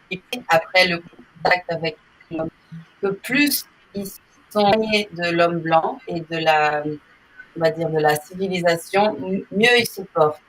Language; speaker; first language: French; non-native, fluent; Portuguese